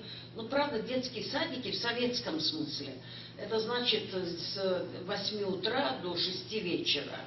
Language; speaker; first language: Russian; non-native, local second language; Kyrgyz